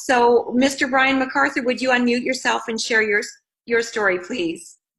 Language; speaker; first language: English; native; English